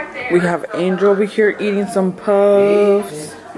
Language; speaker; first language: English; early bilingual, other home language; Spanish